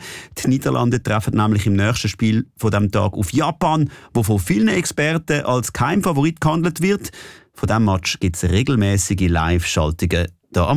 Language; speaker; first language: German; native; German